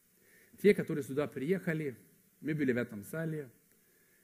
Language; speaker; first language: Russian; non-native, fluent; Swedish